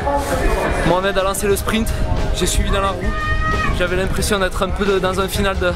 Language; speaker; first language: French; native; French